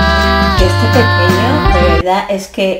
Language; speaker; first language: Spanish; native; Spanish